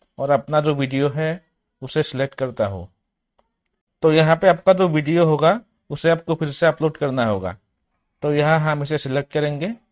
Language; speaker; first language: Hindi; native; Hindi